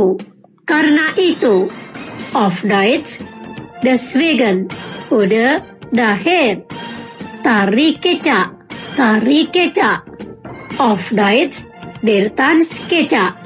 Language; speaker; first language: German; non-native, fluent; Indonesian